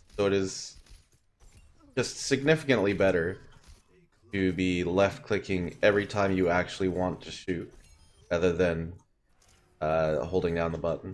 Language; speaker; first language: English; native; English